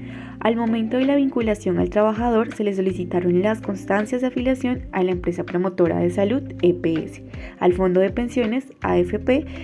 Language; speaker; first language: Spanish; native; Spanish